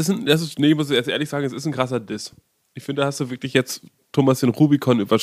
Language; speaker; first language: German; native; German